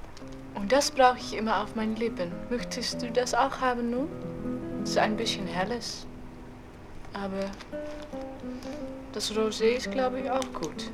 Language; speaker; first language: German; non-native, learner; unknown